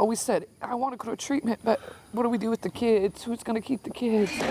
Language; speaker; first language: English; native; English